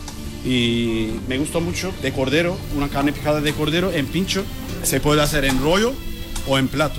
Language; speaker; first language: Spanish; non-native, learner; Turkish